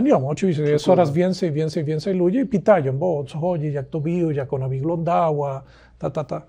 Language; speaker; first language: Polish; non-native, learner; Spanish